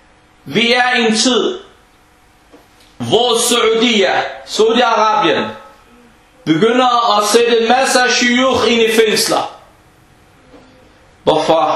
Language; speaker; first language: Danish; non-native, fluent; Arabic